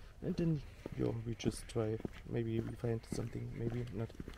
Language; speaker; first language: English; non-native, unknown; German